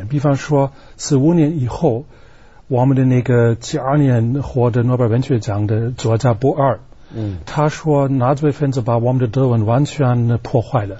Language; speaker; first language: Chinese; non-native, fluent; German